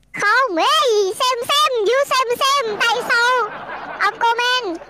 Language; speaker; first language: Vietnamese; non-native, learner; Indonesian